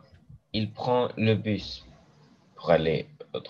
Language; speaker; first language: French; non-native, learner; English